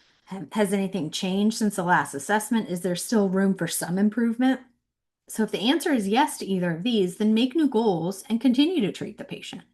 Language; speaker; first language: English; native; English